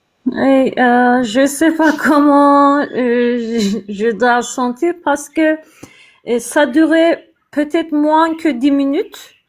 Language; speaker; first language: French; non-native, learner; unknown